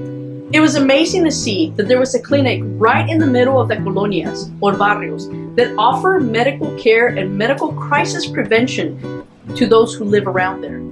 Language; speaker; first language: English; non-native, local second language; Spanish